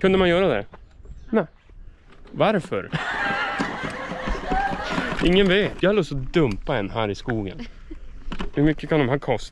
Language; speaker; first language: Swedish; native; Swedish